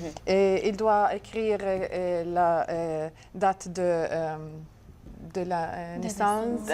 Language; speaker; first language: French; non-native, learner; Arabic